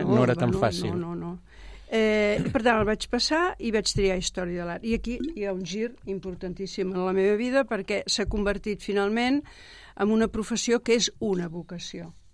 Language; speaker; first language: Catalan; native; Catalan